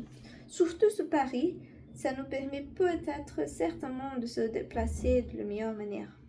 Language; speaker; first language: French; non-native, learner; Portuguese